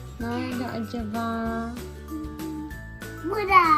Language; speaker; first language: Turkish; native; Turkish